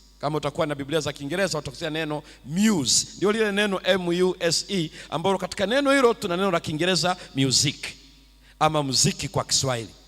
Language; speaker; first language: Swahili; native; Swahili